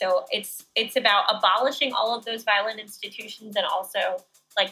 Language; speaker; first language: English; native; English